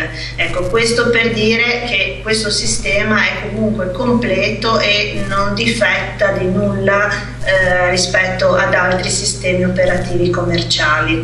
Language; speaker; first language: Italian; native; Italian